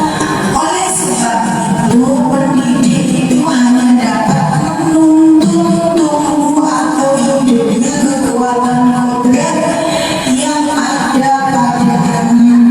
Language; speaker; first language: Indonesian; native; Indonesian